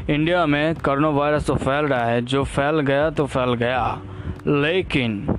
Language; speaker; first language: Hindi; native; Hindi